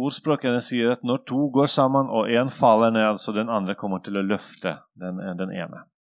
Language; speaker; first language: Norwegian; non-native, fluent; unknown